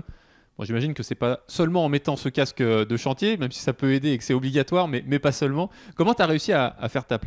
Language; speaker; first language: French; native; French